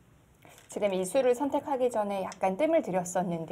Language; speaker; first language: Korean; native; Korean